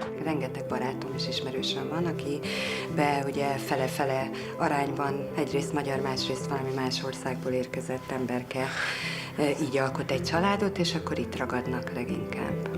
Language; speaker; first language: Hungarian; early bilingual, heritage; Hungarian